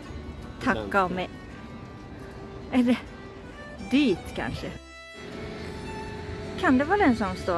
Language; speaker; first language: Swedish; non-native, learner; Japanese